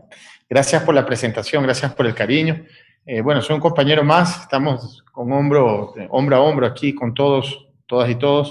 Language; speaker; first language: Spanish; native; Spanish